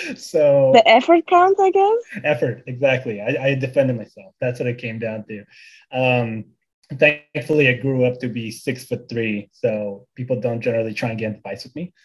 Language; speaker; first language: English; early bilingual, other home language; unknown